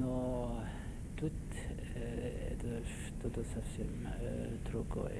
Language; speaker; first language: Russian; non-native, fluent; German